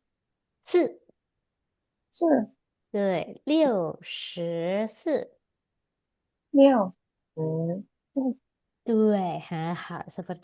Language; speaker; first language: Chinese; non-native, fluent; Indonesian